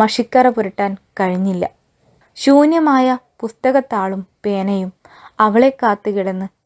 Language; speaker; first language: Malayalam; native; Malayalam